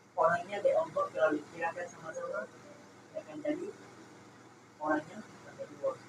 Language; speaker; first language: Malay; non-native, local second language; Chinese